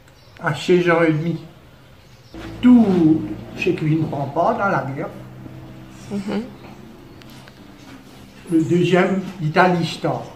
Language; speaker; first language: French; non-native, learner; Morisyen